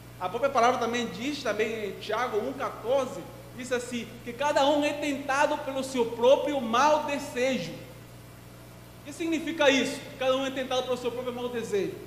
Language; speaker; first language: Portuguese; non-native, fluent; Spanish